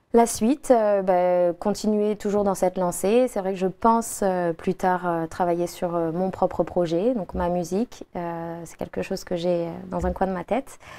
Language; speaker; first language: French; native; French